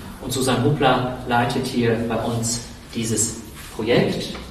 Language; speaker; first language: German; native; German